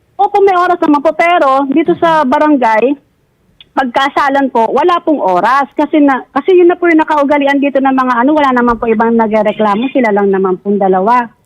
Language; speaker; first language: Filipino; native; Filipino